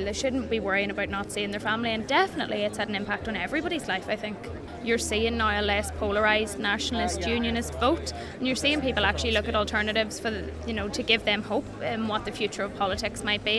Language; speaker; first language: English; native; English